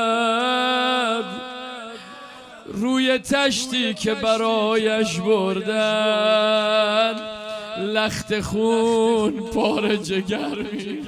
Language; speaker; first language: Persian; native; Persian